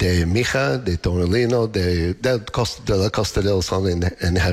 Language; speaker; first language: Spanish; non-native, learner; English